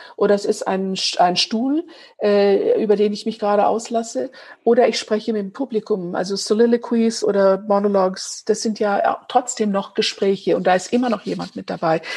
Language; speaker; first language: German; native; German